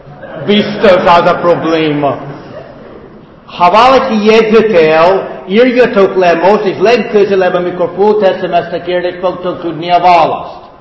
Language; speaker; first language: Hungarian; non-native, fluent; English